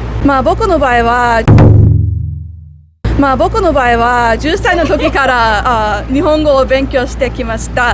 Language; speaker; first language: Japanese; non-native, learner; English